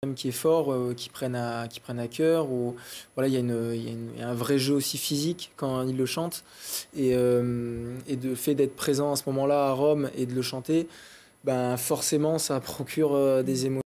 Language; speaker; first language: French; native; French